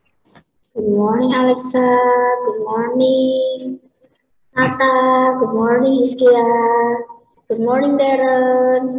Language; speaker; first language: English; non-native, learner; Indonesian